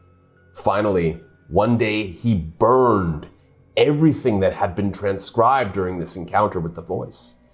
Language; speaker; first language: English; native; English